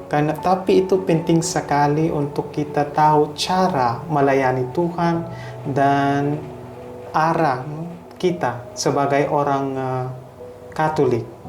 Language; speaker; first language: Indonesian; non-native, fluent; Hiligaynon